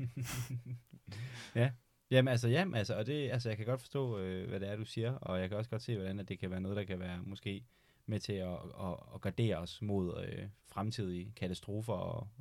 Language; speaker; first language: Danish; native; Danish